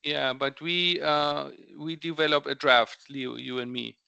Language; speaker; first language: English; non-native, fluent; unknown